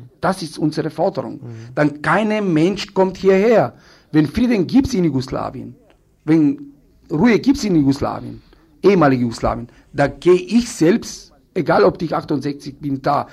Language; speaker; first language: German; non-native, fluent; Romany